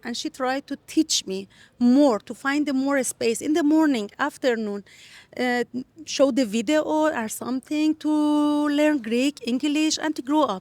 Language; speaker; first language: English; non-native, learner; Persian